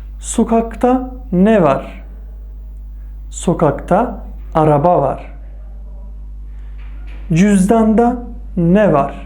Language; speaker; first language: Turkish; non-native, fluent; Persian